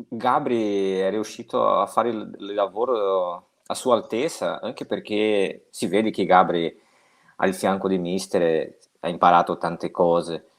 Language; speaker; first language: Italian; non-native, fluent; Portuguese